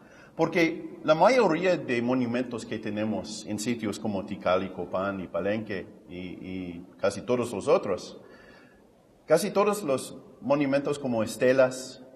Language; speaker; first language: Spanish; non-native, fluent; English